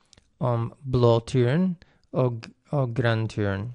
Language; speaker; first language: Norwegian; non-native, fluent; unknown